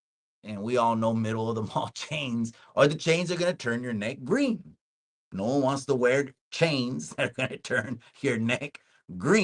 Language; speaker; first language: English; early bilingual, other home language; Spanish